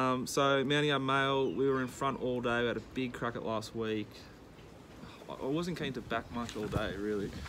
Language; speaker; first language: English; native; English